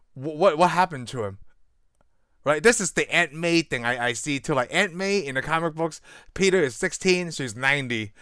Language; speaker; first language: English; non-native, local second language; Cantonese